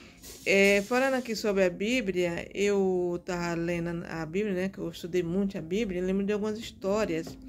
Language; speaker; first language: Portuguese; native; Portuguese